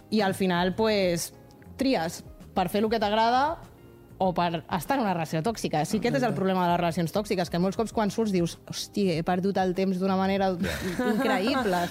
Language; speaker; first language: Catalan; non-native, local second language; Spanish